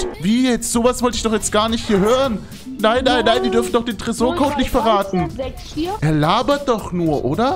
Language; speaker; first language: German; native; German